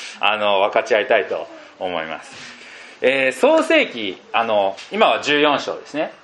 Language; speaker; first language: Japanese; non-native, fluent; Filipino